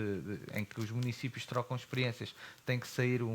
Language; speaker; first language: Portuguese; native; Portuguese